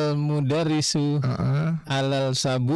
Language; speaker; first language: Arabic; non-native, learner; Indonesian